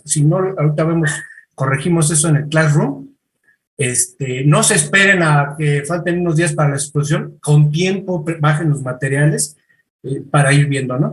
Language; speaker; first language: Spanish; native; Spanish